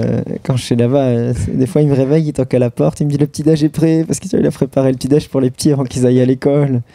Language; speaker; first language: French; native; French